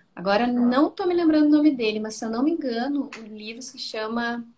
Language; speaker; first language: Portuguese; native; Portuguese